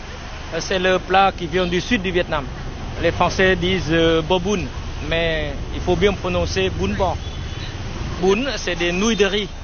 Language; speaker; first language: French; non-native, fluent; Vietnamese